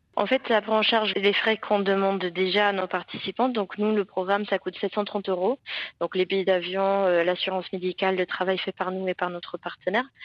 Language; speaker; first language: French; non-native, fluent; English